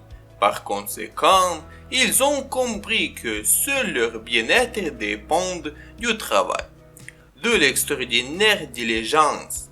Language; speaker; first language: French; non-native, fluent; Ukrainian